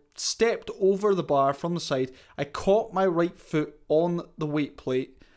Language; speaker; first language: English; native; English